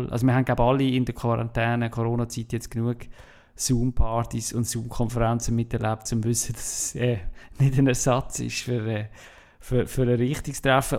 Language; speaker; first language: German; native; German